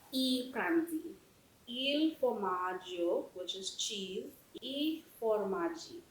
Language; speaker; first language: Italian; non-native, learner; English